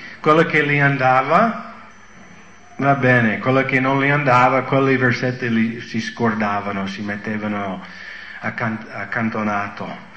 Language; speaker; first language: Italian; non-native, fluent; English